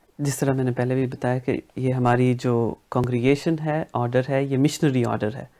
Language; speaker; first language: Urdu; non-native, local second language; Punjabi